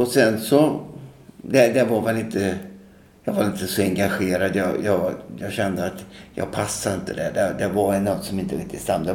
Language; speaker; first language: Swedish; native; Swedish